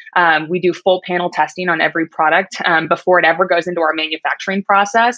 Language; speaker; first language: English; native; English